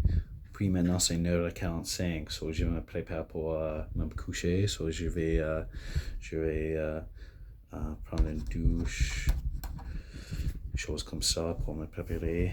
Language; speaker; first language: French; non-native, local second language; English